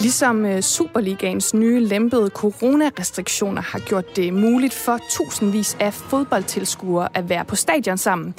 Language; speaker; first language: Danish; native; Danish